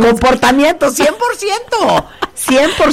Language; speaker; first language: Spanish; native; Spanish